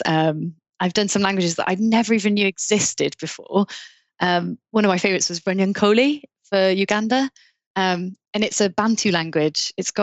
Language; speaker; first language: English; native; English